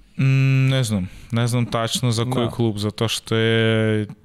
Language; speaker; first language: Serbian; non-native, learner; Russian